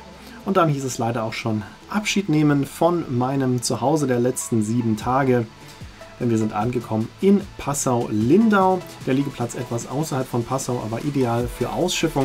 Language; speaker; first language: German; native; German